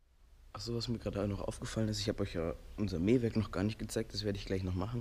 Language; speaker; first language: German; native; German